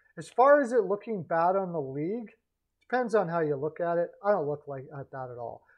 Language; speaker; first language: English; native; English